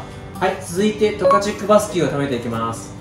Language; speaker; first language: Japanese; native; Japanese